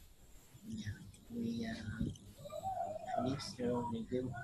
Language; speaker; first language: English; non-native, learner; Vietnamese